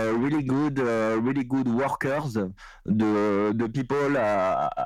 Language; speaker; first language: English; non-native, learner; French